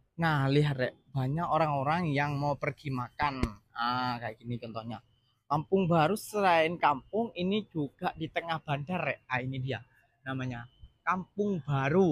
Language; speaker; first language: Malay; non-native, local second language; Javanese